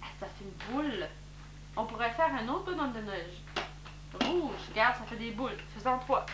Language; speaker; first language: French; native; French